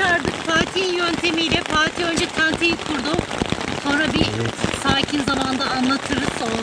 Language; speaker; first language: Turkish; native; Turkish